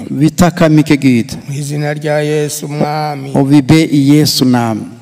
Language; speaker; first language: Swedish; non-native, fluent; Rundi